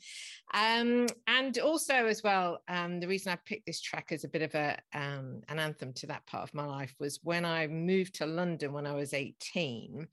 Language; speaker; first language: English; native; English